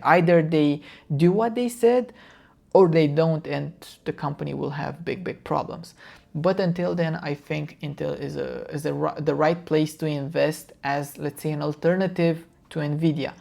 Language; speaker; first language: English; non-native, fluent; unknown